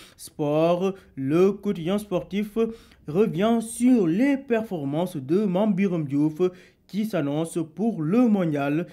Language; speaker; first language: French; non-native, local second language; Wolof